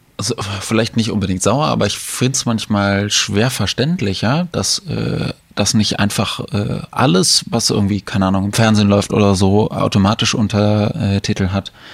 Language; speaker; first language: German; native; German